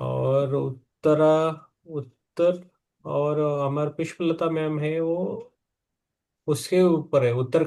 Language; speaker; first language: Hindi; native; Hindi